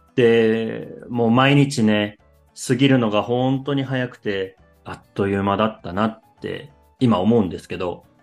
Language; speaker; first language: Japanese; native; Japanese